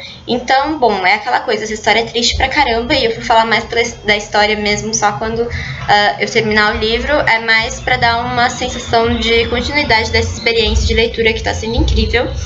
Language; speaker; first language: Portuguese; native; Portuguese